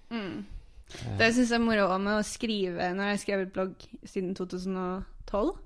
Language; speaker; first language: Norwegian; early bilingual, other home language; English